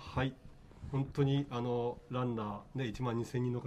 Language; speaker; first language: Japanese; native; Japanese